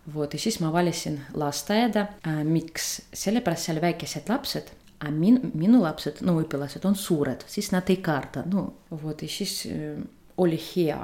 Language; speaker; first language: Estonian; non-native, fluent; Russian